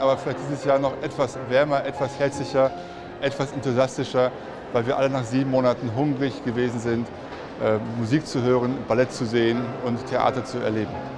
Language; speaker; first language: German; native; German